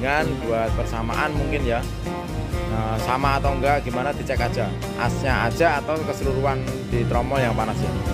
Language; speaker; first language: Indonesian; non-native, local second language; Javanese